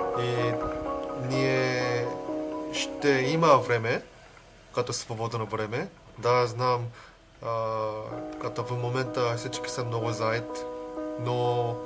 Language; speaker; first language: Bulgarian; non-native, learner; Korean